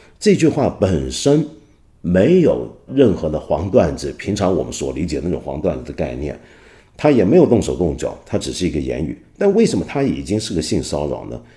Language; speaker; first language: Chinese; non-native, local second language; Cantonese